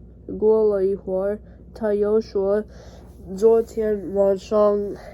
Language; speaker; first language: Chinese; non-native, learner; English